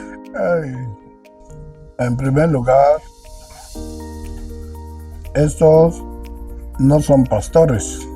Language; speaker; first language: Spanish; non-native, local second language; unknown